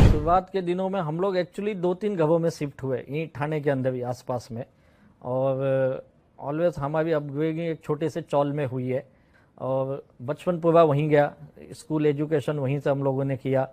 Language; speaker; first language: Hindi; native; Hindi